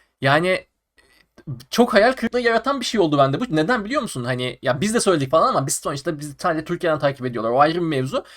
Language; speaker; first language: Turkish; native; Turkish